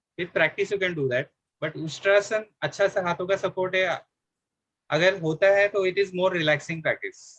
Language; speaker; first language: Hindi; non-native, local second language; Marathi